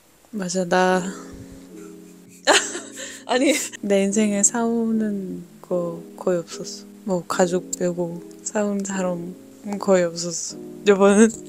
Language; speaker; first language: Korean; non-native, fluent; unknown